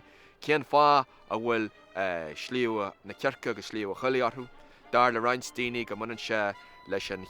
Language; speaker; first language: Irish; non-native, local second language; English